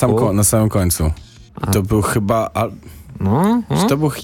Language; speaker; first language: Polish; native; Polish